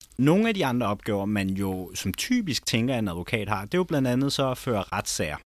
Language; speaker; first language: Danish; native; Danish